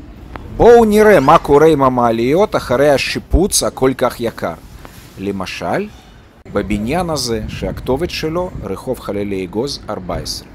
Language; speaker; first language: Hebrew; native; Hebrew